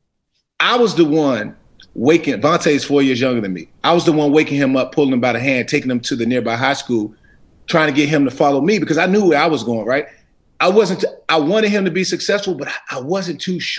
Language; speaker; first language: English; native; English